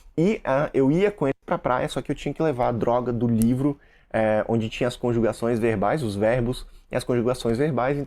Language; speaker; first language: Portuguese; early bilingual, other home language; Russian